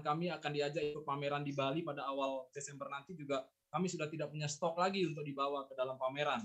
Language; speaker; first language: Indonesian; native; Indonesian